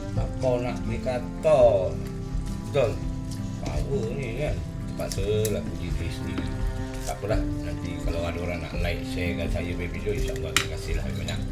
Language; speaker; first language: Malay; native; Malay